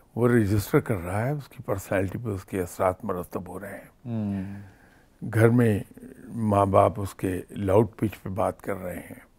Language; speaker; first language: Urdu; non-native, local second language; Punjabi